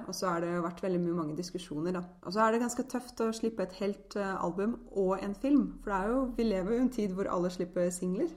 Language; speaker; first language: Norwegian; early bilingual, other home language; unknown